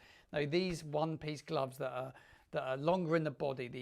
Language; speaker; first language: English; native; English